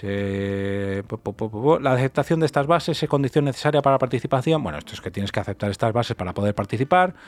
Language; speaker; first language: Spanish; native; Spanish